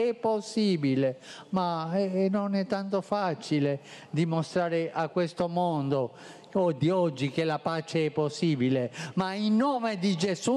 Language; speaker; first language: Italian; non-native, fluent; Spanish